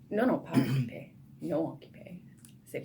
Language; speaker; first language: French; non-native, learner; English